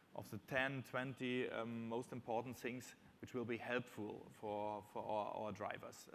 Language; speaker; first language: English; non-native, fluent; German